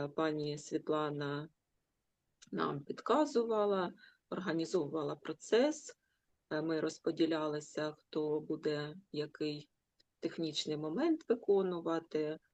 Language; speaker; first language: Ukrainian; non-native, local second language; Russian